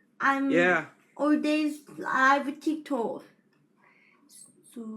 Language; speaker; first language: English; non-native, learner; Korean